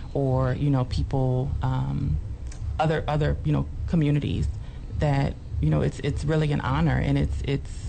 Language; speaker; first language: English; native; English